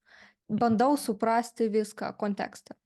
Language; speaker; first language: Lithuanian; non-native, fluent; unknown